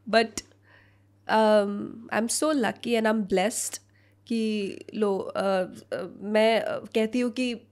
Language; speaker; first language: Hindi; non-native, local second language; Assamese